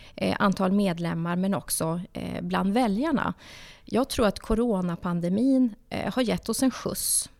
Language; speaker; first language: Swedish; native; Swedish